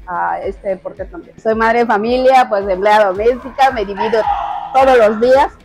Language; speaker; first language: Spanish; native; Spanish